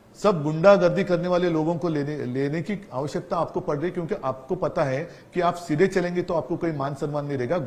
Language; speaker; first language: Hindi; non-native, local second language; Marathi